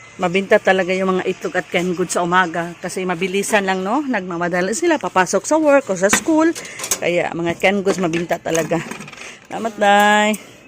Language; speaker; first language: Filipino; non-native, local second language; Cebuano